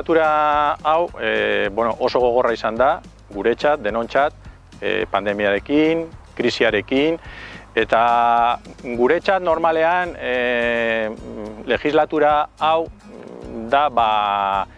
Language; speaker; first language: Basque; non-native, local second language; Spanish